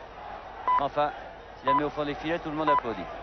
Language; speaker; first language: French; native; French